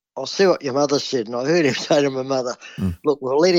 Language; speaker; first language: English; native; English